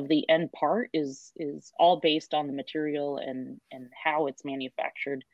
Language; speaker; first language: English; native; English